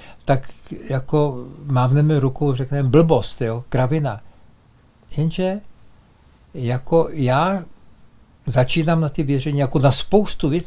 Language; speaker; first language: Czech; native; Czech